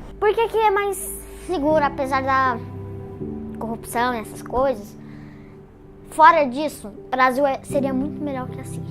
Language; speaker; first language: Portuguese; early bilingual, other home language; Arabic